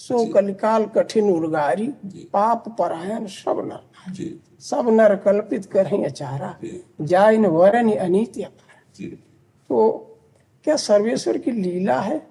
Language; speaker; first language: Hindi; native; Hindi